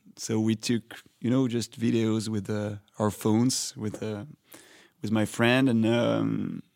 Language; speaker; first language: English; non-native, fluent; French